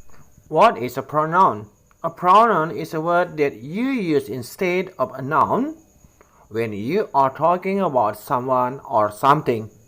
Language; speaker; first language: English; non-native, fluent; Indonesian